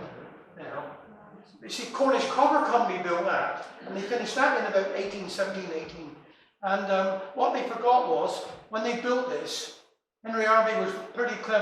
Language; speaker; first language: English; native; English